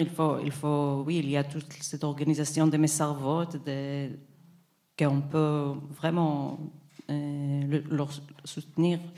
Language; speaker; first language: French; non-native, fluent; Hebrew